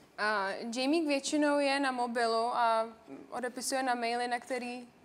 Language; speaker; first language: Czech; native; Czech